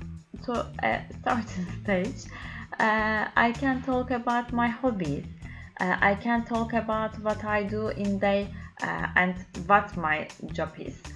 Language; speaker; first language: English; non-native, learner; Turkish